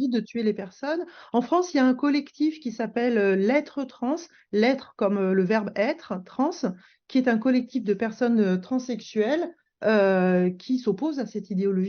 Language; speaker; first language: French; native; French